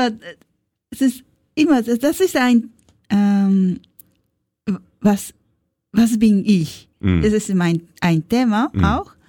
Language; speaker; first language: German; non-native, learner; Japanese